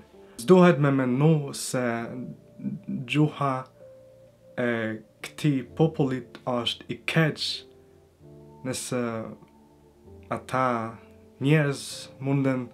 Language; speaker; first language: Albanian; early bilingual, heritage; Albanian